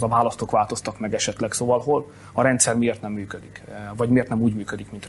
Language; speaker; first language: Hungarian; native; Hungarian